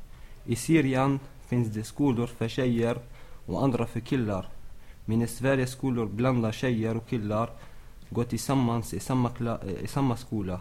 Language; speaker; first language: Swedish; non-native, learner; Arabic